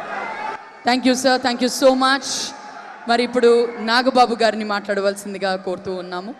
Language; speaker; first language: Telugu; native; Telugu